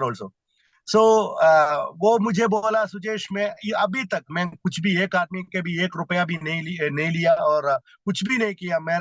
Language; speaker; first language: Hindi; non-native, local second language; Malayalam